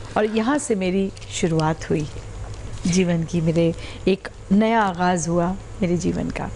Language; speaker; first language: Hindi; non-native, local second language; Punjabi